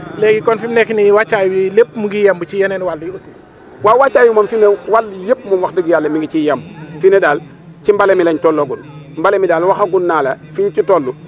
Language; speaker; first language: Wolof; native; Wolof